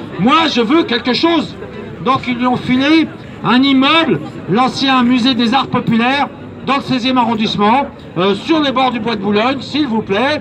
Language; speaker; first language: French; native; French